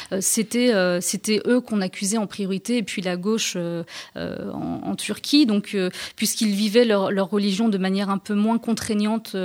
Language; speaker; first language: French; early bilingual, other home language; Turkish